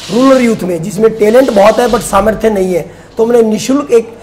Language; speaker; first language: Hindi; native; Hindi